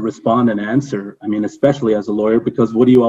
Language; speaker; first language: English; native; English